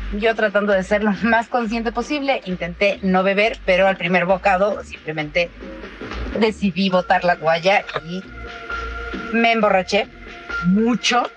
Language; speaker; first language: Spanish; native; Spanish